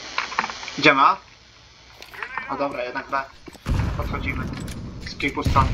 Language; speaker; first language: Polish; native; Polish